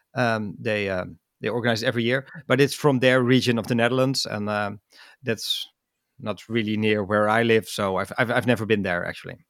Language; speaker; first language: English; non-native, fluent; Dutch